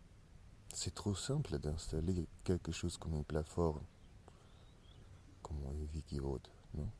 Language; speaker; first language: French; non-native, learner; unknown